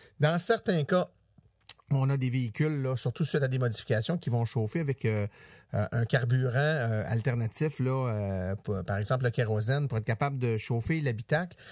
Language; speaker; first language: French; native; French